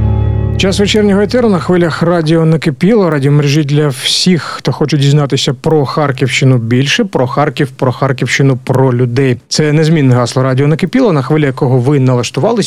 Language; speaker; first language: Ukrainian; native; Ukrainian